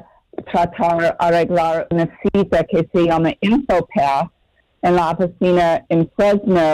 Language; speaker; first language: Spanish; non-native, fluent; English